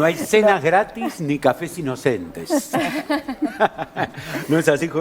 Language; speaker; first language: Spanish; native; Spanish